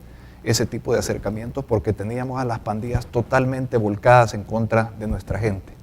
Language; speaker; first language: Spanish; native; Spanish